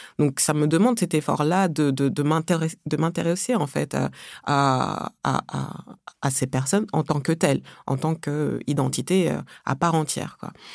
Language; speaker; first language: French; early bilingual, other home language; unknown